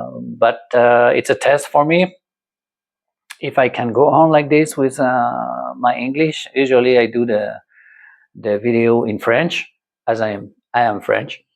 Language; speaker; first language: English; non-native, learner; French